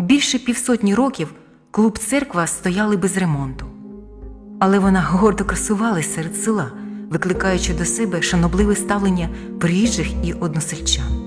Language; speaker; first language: Ukrainian; native; Ukrainian